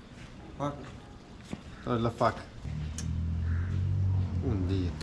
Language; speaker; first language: Arabic; native; Arabic